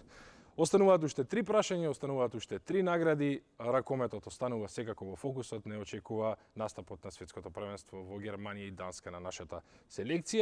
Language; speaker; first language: Macedonian; native; Macedonian